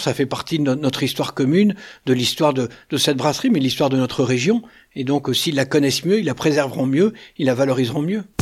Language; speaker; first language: French; native; French